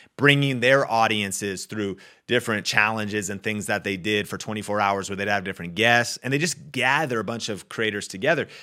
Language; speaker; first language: English; native; English